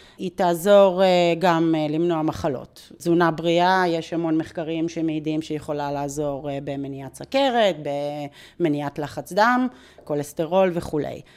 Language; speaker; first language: Hebrew; native; Hebrew